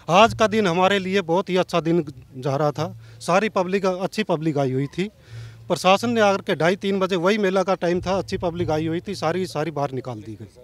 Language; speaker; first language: Hindi; non-native, local second language; Punjabi